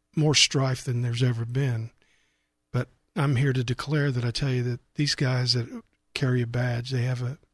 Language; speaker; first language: English; native; English